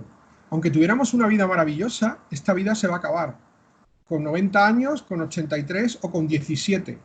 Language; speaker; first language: Spanish; native; Spanish